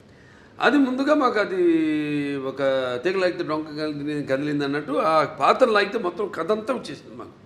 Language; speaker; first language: Telugu; native; Telugu